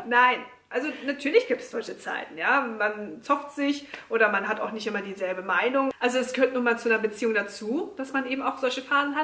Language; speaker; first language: German; native; German